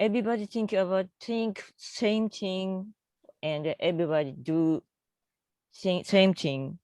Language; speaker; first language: English; non-native, learner; Japanese